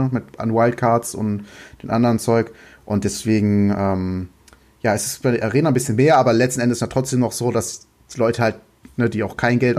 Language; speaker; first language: German; native; German